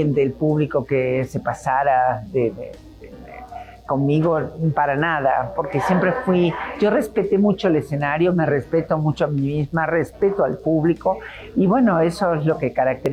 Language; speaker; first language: Spanish; native; Spanish